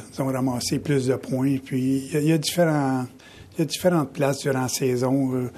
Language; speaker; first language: French; native; French